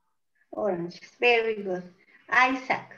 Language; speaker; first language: English; non-native, fluent; Spanish